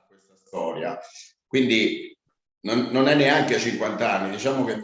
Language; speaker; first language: Italian; non-native, fluent; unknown